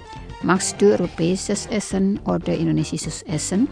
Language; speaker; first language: German; non-native, fluent; Indonesian